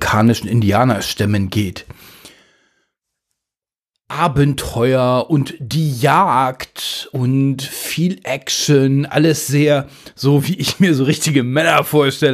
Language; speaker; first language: German; native; German